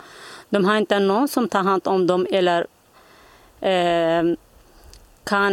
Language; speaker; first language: Swedish; non-native, learner; Kurdish